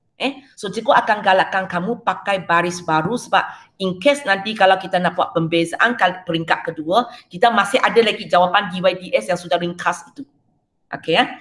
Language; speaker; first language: Malay; non-native, local second language; Chinese